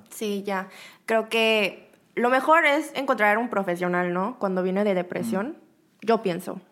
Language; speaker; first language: Spanish; early bilingual, other home language; Korean